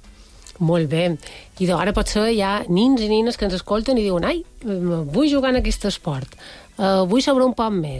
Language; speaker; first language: Catalan; native; Catalan